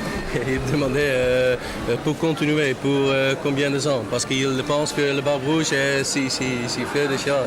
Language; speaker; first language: French; non-native, learner; Dutch